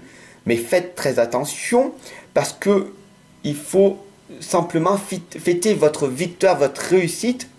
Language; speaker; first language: French; native; French